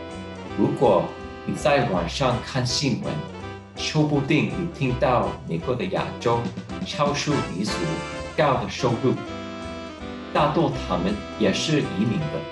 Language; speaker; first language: Chinese; non-native, learner; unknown